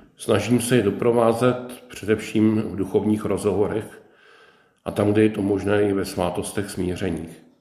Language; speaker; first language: Czech; native; Czech